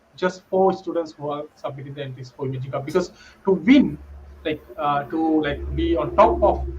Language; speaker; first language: English; non-native, local second language; Sinhala